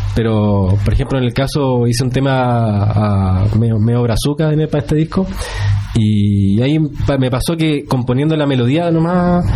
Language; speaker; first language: Spanish; native; Spanish